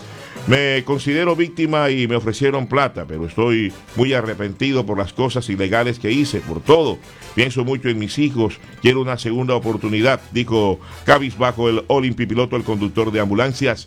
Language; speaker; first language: Spanish; native; Spanish